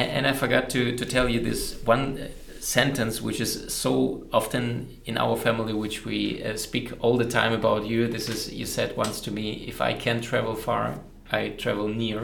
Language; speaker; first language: English; non-native, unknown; German